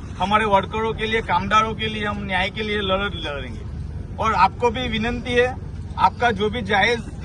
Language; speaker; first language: Hindi; non-native, local second language; Gujarati